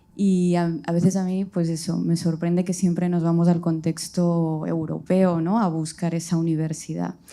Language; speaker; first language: Spanish; early bilingual, other home language; Riffian